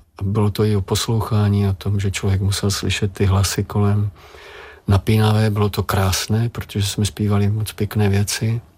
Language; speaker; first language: Czech; native; Czech